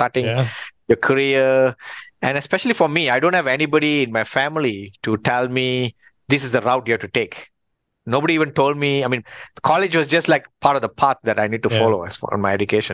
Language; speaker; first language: English; non-native, local second language; Tamil